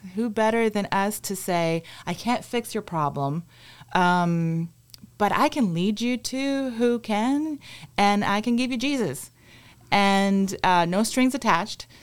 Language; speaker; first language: English; non-native, fluent; Spanish